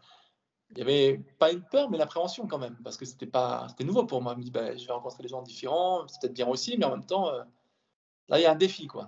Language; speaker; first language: French; native; French